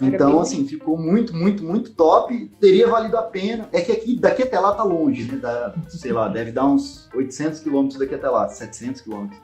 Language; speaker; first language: Portuguese; native; Portuguese